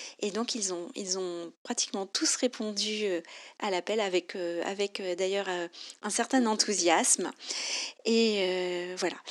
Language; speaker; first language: French; native; French